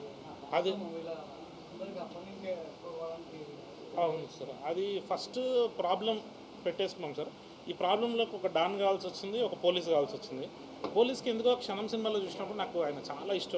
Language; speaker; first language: Telugu; native; Telugu